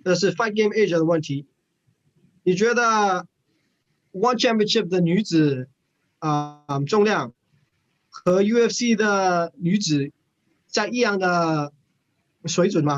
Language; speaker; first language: Chinese; early bilingual, heritage; English